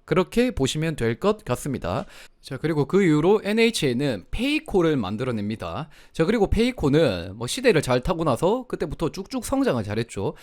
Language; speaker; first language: Korean; native; Korean